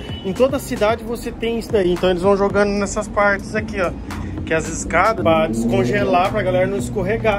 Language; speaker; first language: Portuguese; native; Portuguese